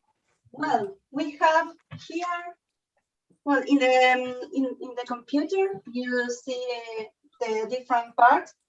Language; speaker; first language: English; non-native, learner; Spanish